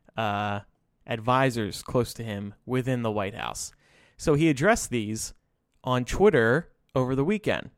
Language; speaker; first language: English; native; English